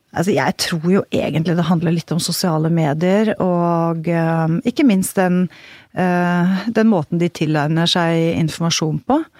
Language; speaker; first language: Norwegian; native; Norwegian